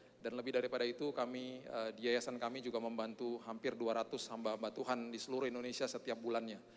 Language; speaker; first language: Indonesian; native; Indonesian